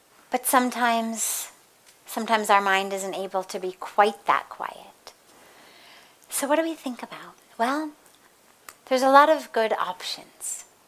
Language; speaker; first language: English; native; English